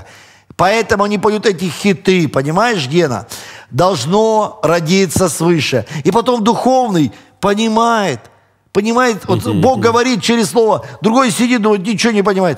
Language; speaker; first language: Russian; native; Russian